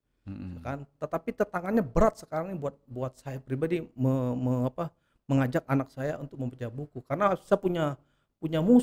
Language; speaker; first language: Indonesian; native; Indonesian